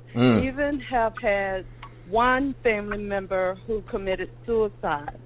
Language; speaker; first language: English; native; English